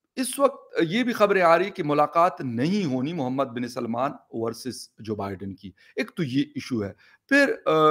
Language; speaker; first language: Urdu; non-native, local second language; Pashto